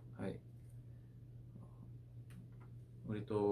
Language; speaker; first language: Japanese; non-native, learner; Korean